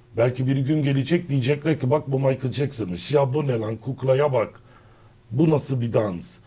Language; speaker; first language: Turkish; early bilingual, heritage; Turkish